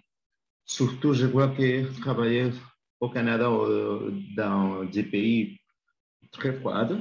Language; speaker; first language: French; non-native, learner; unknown